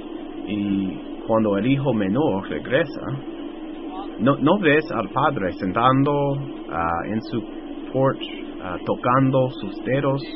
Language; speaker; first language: Spanish; non-native, fluent; English